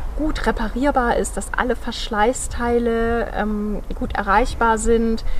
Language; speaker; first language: German; native; German